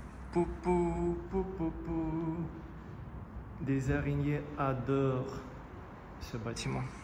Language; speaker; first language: French; non-native, learner; Russian